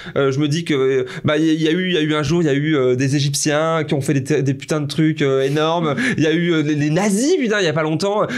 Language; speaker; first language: French; native; French